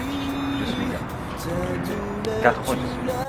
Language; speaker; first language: French; non-native, learner; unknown